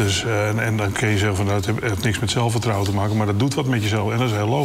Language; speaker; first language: Dutch; native; Dutch